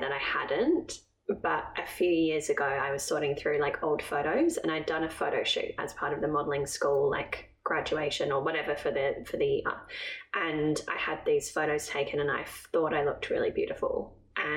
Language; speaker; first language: English; native; English